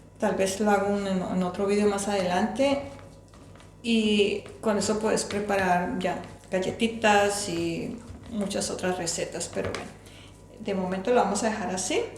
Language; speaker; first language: Spanish; native; Spanish